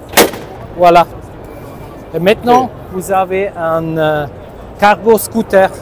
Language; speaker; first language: French; non-native, learner; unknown